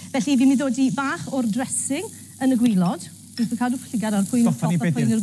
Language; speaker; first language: Welsh; native; Welsh